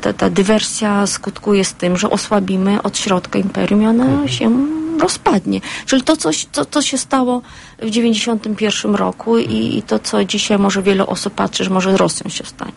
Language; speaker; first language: Polish; non-native, fluent; Azerbaijani